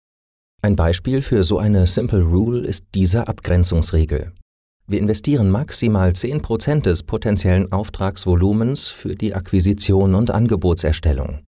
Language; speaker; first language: German; native; German